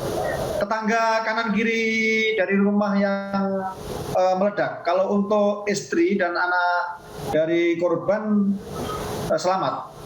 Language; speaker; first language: Indonesian; native; Indonesian